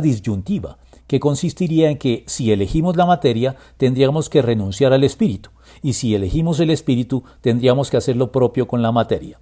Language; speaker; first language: Spanish; native; Spanish